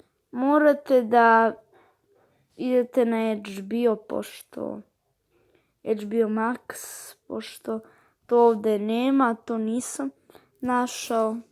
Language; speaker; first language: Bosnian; early bilingual, heritage; Croatian